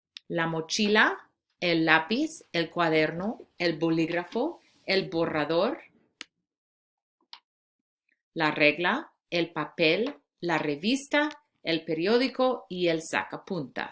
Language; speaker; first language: Spanish; non-native, fluent; English